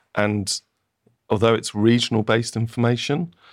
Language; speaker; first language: English; native; English